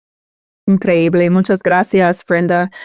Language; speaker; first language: Spanish; non-native, fluent; English